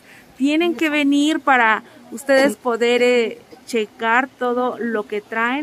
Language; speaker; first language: Spanish; native; Spanish